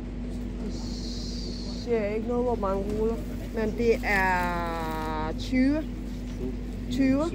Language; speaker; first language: Danish; non-native, learner; Thai